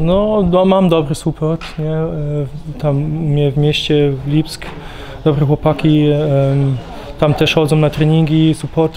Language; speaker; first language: Polish; early bilingual, heritage; Polish